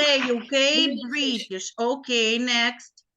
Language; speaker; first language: English; non-native, learner; Ukrainian